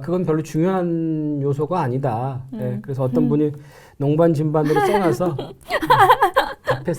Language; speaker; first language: Korean; native; Korean